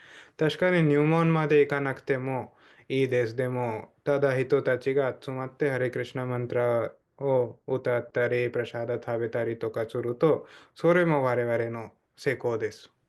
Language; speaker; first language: Japanese; non-native, fluent; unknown